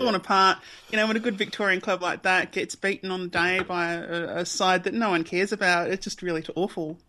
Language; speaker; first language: English; native; English